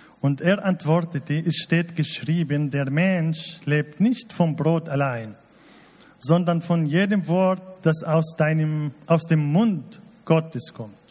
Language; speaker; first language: German; non-native, fluent; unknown